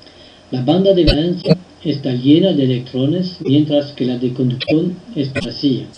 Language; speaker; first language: Spanish; non-native, fluent; French